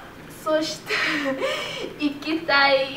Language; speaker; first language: Japanese; non-native, learner; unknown